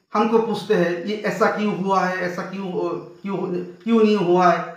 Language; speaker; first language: Hindi; non-native, local second language; Bangla